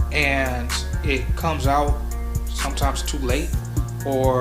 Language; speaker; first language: English; native; English